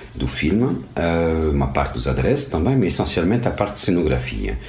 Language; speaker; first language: Portuguese; non-native, fluent; French